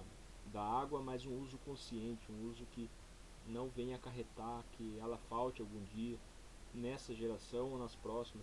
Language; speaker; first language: Portuguese; native; Portuguese